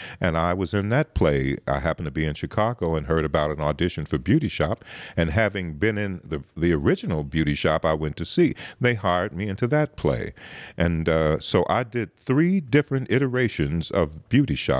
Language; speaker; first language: English; native; English